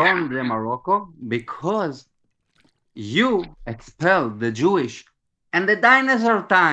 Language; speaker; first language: English; non-native, learner; Hebrew